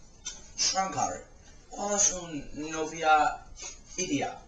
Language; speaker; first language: Spanish; non-native, learner; English